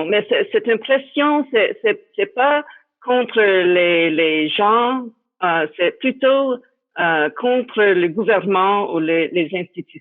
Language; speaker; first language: French; non-native, fluent; English